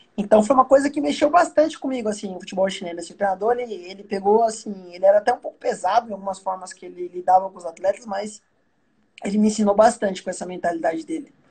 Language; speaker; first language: Portuguese; native; Portuguese